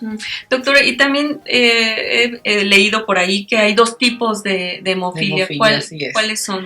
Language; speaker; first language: Spanish; native; Spanish